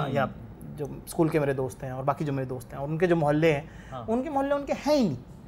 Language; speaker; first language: Hindi; native; Hindi